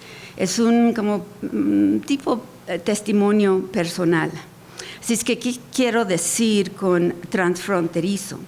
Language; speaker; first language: Spanish; early bilingual, heritage; Spanish